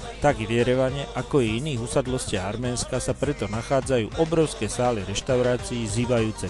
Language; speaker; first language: Slovak; native; Slovak